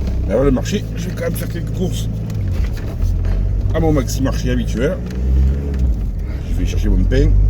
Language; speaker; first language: French; native; French